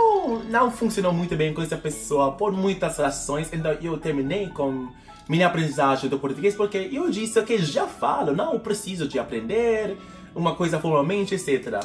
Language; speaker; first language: Portuguese; non-native, fluent; English